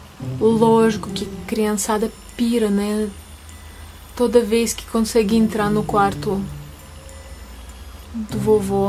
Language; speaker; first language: Portuguese; non-native, fluent; Russian